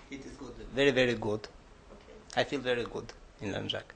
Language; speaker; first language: English; non-native, learner; Albanian